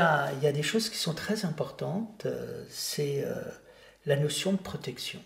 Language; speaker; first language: French; native; French